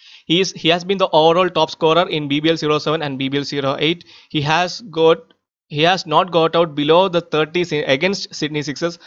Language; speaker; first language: English; non-native, local second language; Malayalam